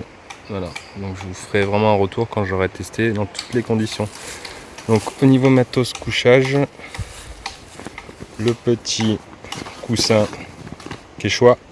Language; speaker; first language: French; native; French